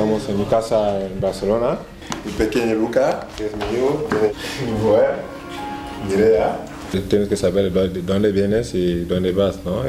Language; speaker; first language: Spanish; non-native, fluent; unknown